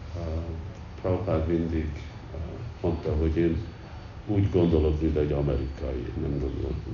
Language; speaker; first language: Hungarian; early bilingual, heritage; Hungarian